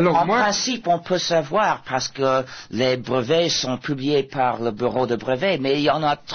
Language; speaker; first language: French; non-native, fluent; English